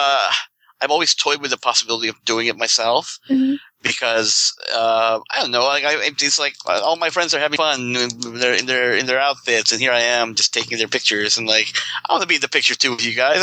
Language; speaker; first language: English; non-native, local second language; Filipino